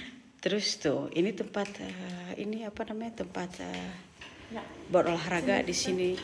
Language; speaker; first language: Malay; non-native, local second language; Sundanese